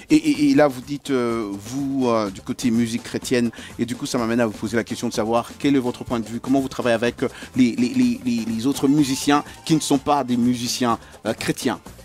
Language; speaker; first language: French; native; French